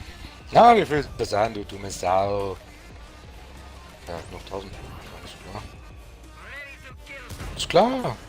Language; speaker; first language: German; native; German